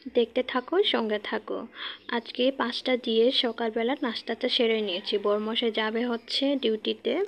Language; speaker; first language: Bangla; non-native, local second language; Garo